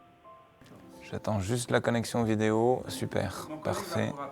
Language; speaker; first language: French; native; French